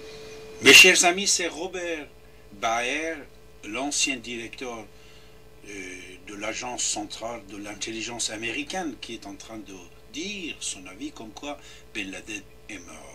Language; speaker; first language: French; non-native, fluent; Persian